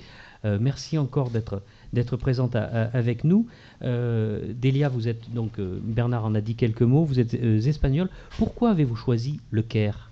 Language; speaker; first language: French; native; French